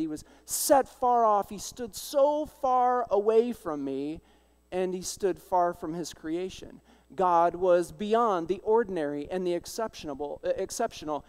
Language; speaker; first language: English; native; English